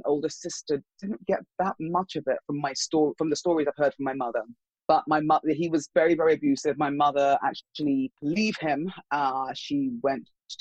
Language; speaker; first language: English; native; English